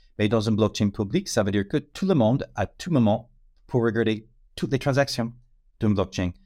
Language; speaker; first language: French; non-native, fluent; English